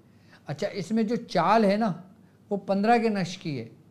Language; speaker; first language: Urdu; native; Urdu